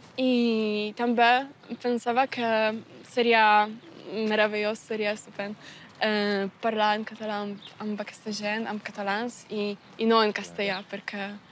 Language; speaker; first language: Catalan; non-native, fluent; Polish